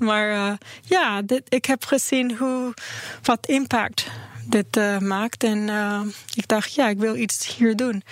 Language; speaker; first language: Dutch; non-native, learner; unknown